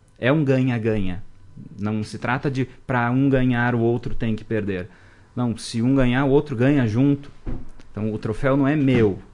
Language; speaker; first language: Portuguese; native; Portuguese